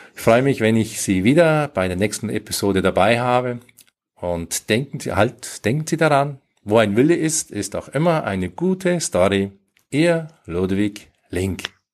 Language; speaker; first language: German; native; German